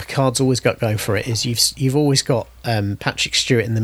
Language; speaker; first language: English; native; English